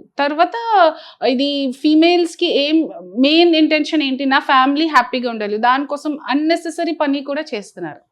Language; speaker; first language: Telugu; non-native, local second language; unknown